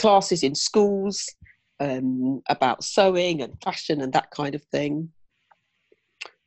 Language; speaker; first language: English; native; English